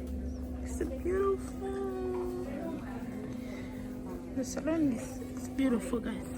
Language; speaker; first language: English; non-native, learner; Haitian Creole